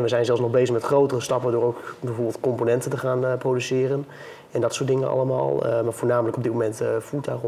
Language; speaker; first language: Dutch; native; Dutch